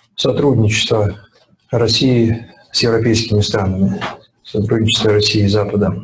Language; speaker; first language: Russian; native; Russian